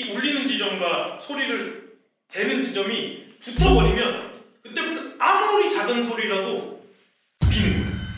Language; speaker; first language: Korean; native; Korean